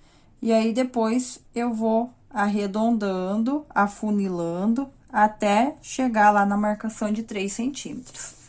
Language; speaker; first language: Portuguese; native; Portuguese